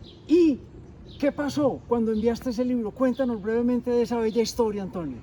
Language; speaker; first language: Spanish; native; Spanish